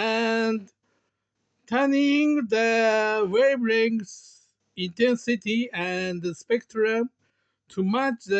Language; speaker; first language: English; non-native, learner; Japanese